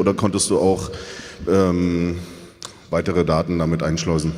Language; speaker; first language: German; native; German